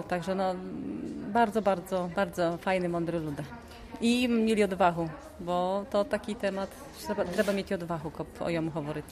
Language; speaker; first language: Polish; non-native, local second language; Ukrainian